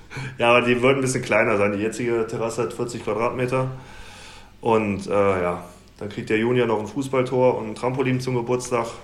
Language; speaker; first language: German; native; German